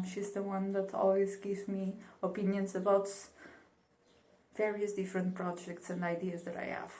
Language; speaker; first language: English; non-native, fluent; Portuguese